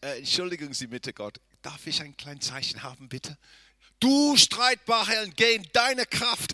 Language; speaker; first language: German; non-native, fluent; English